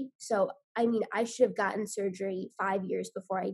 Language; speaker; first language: English; native; English